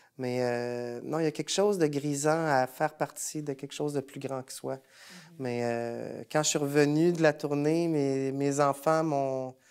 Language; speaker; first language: French; native; French